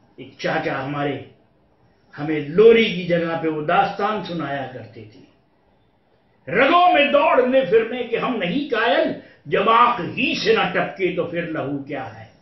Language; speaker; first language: Hindi; native; Hindi